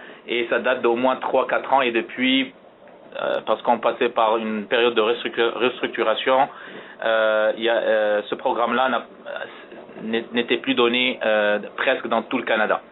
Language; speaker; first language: French; native; French